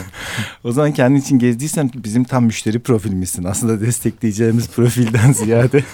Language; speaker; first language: Turkish; native; Turkish